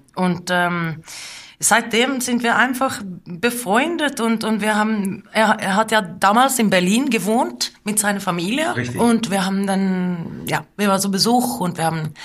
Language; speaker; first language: German; non-native, fluent; Norwegian